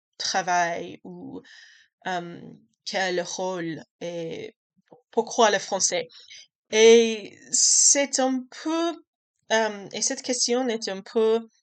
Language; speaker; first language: French; non-native, learner; English